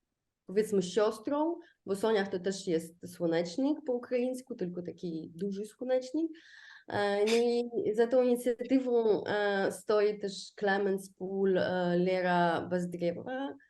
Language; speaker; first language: Polish; non-native, fluent; Ukrainian